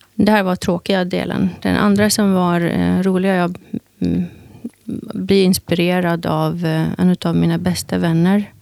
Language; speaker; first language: Swedish; early bilingual, other home language; Turkish